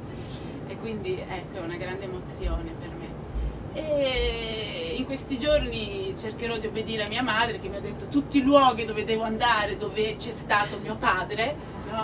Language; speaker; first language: Italian; non-native, fluent; Spanish